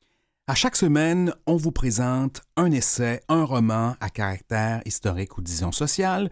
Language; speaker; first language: French; native; French